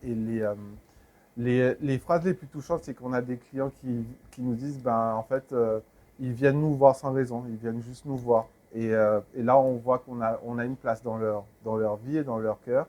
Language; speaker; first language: French; native; French